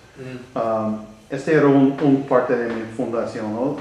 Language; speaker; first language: Spanish; non-native, learner; English